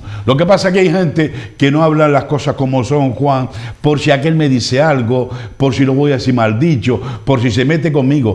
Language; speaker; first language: Spanish; native; Spanish